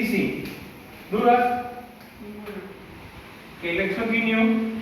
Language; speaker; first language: English; non-native, learner; Spanish